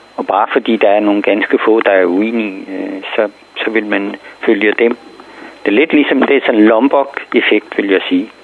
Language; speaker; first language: Danish; non-native, fluent; Urdu